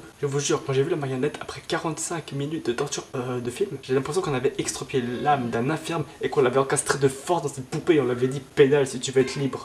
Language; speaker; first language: French; native; French